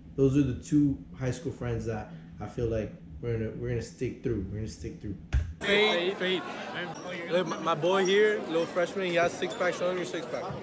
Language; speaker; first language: English; native; English